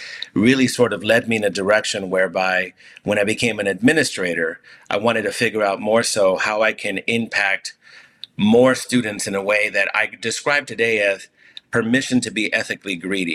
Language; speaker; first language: English; early bilingual, other home language; Spanish